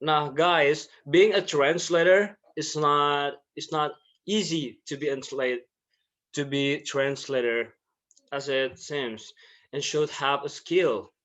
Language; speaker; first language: English; non-native, learner; Indonesian